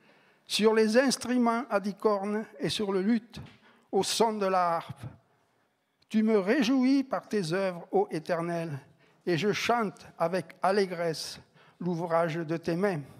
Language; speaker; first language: French; native; French